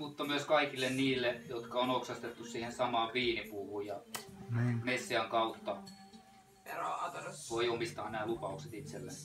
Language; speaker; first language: Finnish; native; Finnish